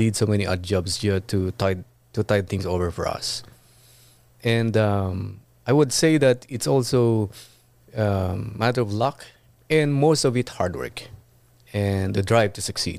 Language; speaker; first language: English; non-native, local second language; Iloko